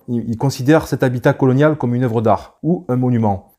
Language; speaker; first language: French; native; French